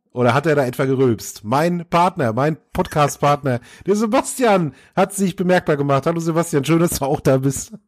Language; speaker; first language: German; native; German